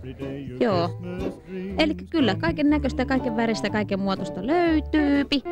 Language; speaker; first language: Finnish; native; Finnish